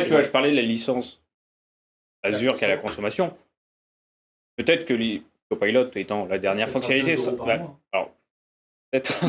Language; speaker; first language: French; native; French